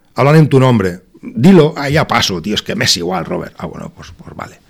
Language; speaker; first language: Spanish; native; Spanish